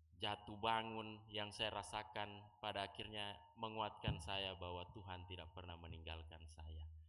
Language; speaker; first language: Indonesian; native; Indonesian